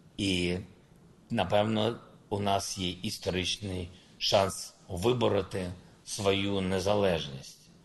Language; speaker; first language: Ukrainian; non-native, local second language; Russian